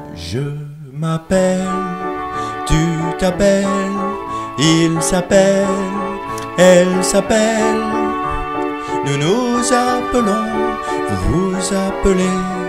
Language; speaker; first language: French; non-native, learner; Arabic